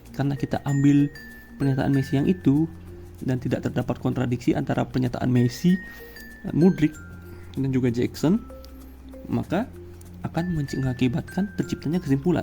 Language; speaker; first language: Indonesian; native; Indonesian